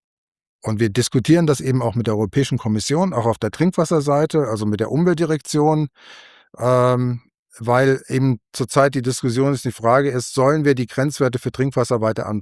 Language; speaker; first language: German; native; German